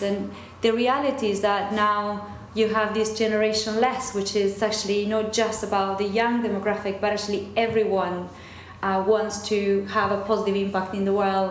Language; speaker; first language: English; non-native, fluent; Spanish